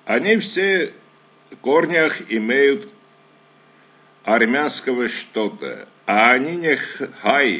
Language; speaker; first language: Russian; non-native, fluent; Armenian